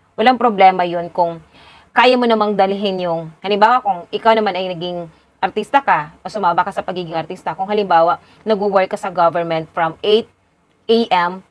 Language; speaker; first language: Filipino; non-native, local second language; Cebuano